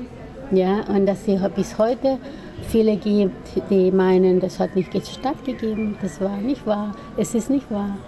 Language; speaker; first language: German; non-native, fluent; Spanish